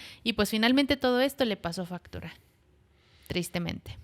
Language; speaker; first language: Spanish; native; Spanish